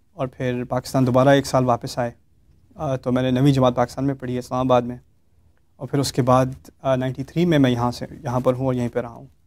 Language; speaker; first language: Urdu; native; Urdu